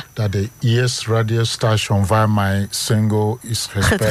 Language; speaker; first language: Dutch; non-native, learner; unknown